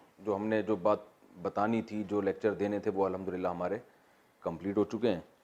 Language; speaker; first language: Urdu; native; Urdu